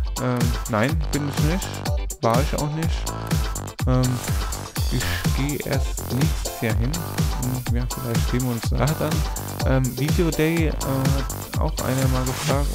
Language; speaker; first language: German; native; German